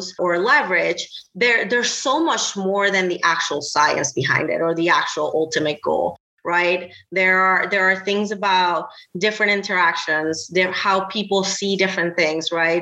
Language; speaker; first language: English; non-native, fluent; Spanish